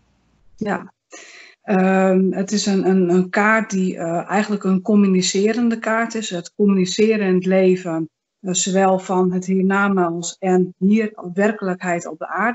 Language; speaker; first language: Dutch; native; Dutch